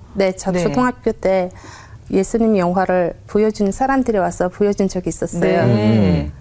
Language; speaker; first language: Korean; non-native, fluent; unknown